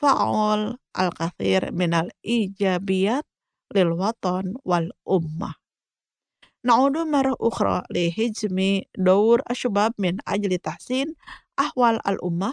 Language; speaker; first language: Arabic; non-native, fluent; Indonesian